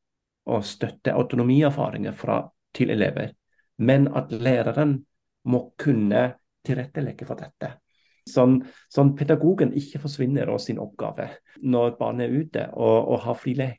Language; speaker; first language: Norwegian; non-native, fluent; German